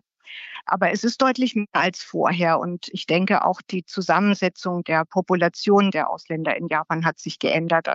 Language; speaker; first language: German; native; German